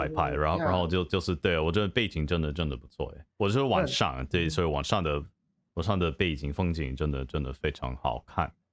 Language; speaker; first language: Chinese; non-native, fluent; English